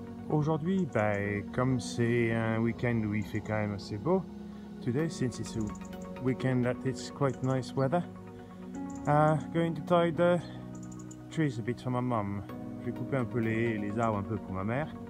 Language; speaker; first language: French; native; French